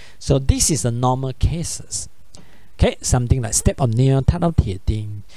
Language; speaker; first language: English; non-native, local second language; Chinese